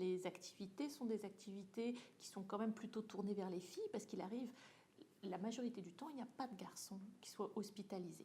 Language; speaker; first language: French; native; French